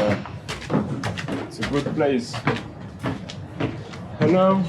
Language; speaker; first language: English; non-native, learner; French